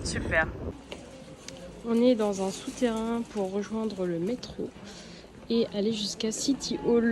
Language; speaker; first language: French; native; French